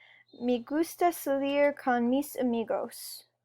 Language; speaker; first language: Spanish; non-native, learner; English